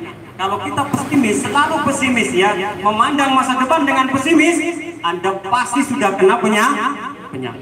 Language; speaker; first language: Indonesian; native; Indonesian